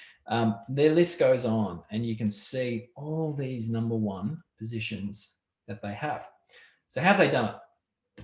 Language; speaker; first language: English; native; English